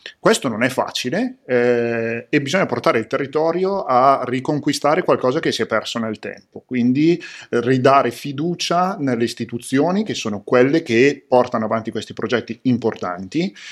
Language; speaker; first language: Italian; native; Italian